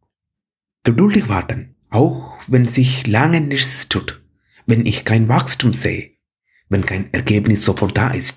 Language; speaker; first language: German; non-native, fluent; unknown